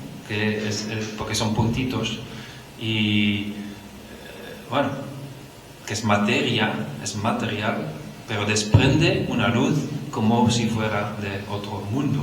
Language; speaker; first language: Spanish; non-native, fluent; Dutch